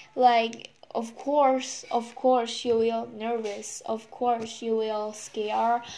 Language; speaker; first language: English; non-native, learner; Indonesian